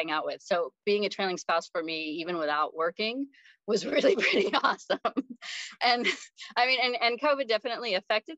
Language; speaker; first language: English; native; English